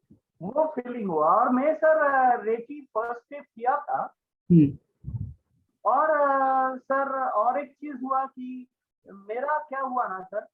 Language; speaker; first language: Hindi; non-native, local second language; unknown